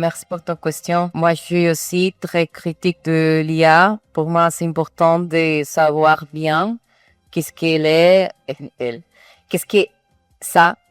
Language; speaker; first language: French; non-native, learner; Spanish